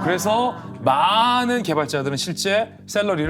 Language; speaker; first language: Korean; native; Korean